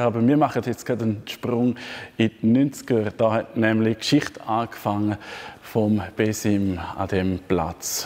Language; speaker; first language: German; native; German